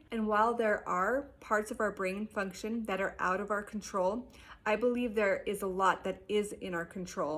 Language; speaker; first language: English; native; English